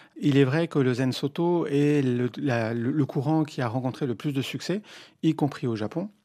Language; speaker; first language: French; native; French